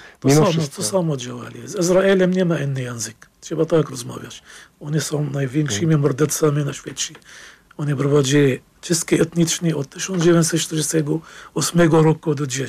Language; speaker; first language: Polish; non-native, fluent; Arabic